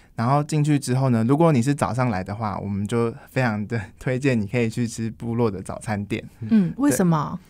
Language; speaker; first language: Chinese; native; Chinese